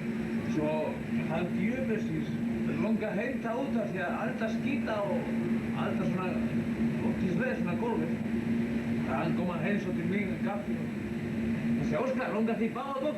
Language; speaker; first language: Icelandic; non-native, learner; Spanish